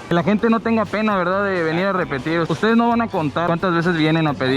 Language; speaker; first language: Spanish; native; Spanish